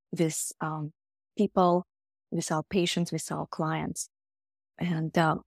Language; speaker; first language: English; non-native, fluent; Russian